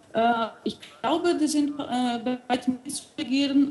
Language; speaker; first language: German; non-native, fluent; Greek